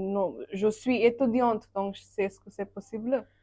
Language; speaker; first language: French; non-native, learner; Bangla